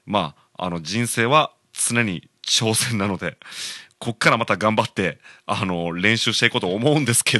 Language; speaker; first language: Japanese; native; Japanese